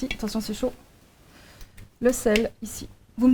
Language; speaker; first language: French; native; French